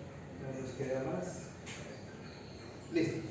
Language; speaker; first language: Spanish; native; Spanish